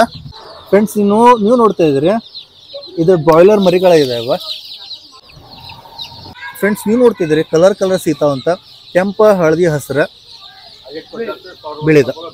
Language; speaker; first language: Kannada; native; Kannada